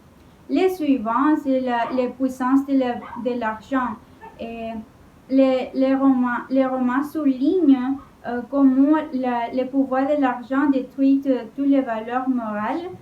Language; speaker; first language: French; non-native, learner; Spanish